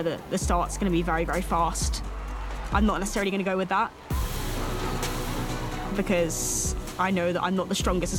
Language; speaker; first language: English; native; English